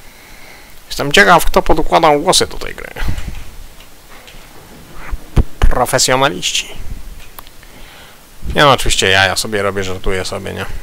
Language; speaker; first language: Polish; native; Polish